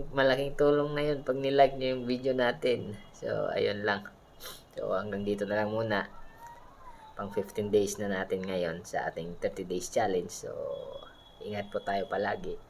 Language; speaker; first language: Filipino; non-native, local second language; Hiligaynon